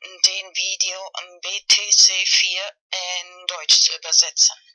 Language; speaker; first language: German; non-native, fluent; Spanish